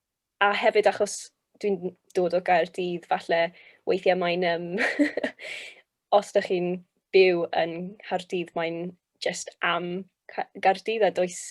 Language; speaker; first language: Welsh; non-native, local second language; English